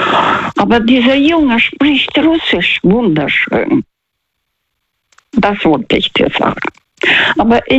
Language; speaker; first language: German; non-native, fluent; Russian